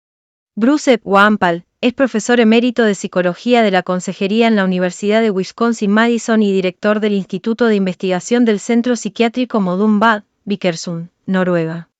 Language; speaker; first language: Spanish; native; Spanish